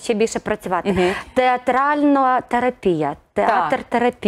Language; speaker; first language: Ukrainian; native; Ukrainian